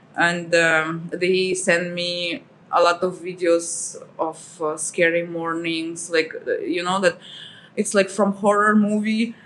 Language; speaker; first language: English; non-native, fluent; Russian